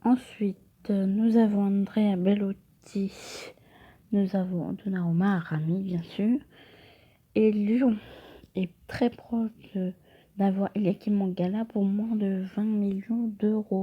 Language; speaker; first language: French; native; French